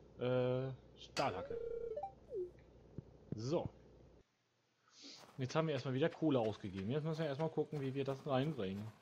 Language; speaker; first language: German; native; German